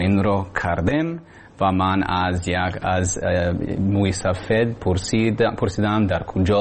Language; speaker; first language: Persian; non-native, learner; English